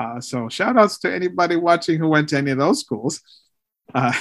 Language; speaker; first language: English; early bilingual, other home language; Spanish